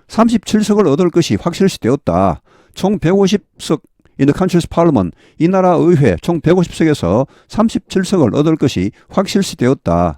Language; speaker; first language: Korean; native; Korean